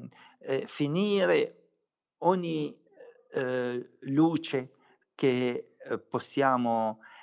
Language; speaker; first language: Italian; non-native, fluent; Arabic